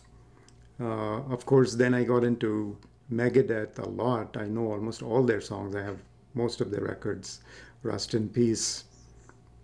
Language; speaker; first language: English; non-native, local second language; Tamil